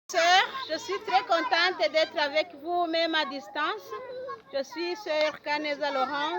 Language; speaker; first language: French; non-native, local second language; Kinyarwanda